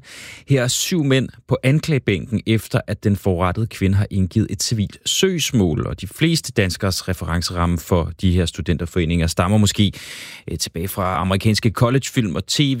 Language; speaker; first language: Danish; native; Danish